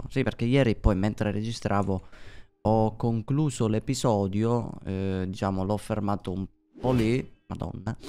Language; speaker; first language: Italian; native; Italian